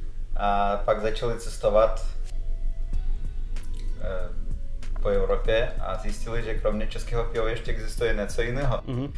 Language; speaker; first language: Czech; non-native, fluent; Russian